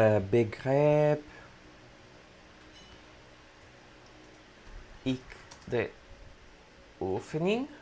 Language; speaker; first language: Dutch; non-native, fluent; Italian